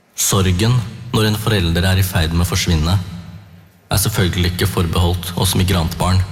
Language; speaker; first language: Norwegian; early bilingual, other home language; Tamil